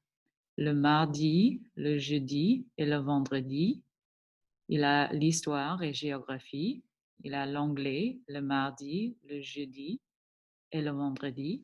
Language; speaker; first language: French; non-native, fluent; English